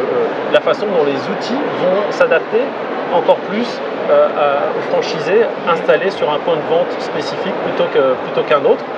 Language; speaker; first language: French; native; French